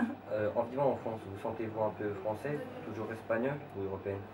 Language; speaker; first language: French; native; French